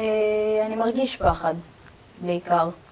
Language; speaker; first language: Hebrew; early bilingual, other home language; Amharic